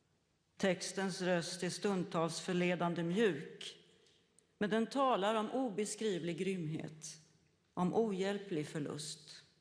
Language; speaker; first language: Swedish; native; Swedish